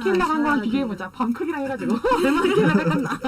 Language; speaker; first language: Korean; native; Korean